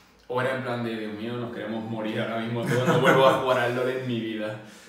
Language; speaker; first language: Spanish; native; Spanish